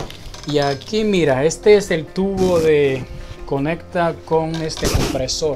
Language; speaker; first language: Spanish; non-native, learner; Chinese